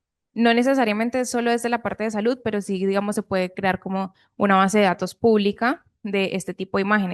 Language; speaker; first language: Spanish; native; Spanish